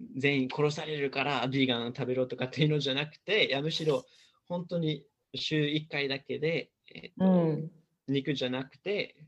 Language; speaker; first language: Japanese; non-native, fluent; English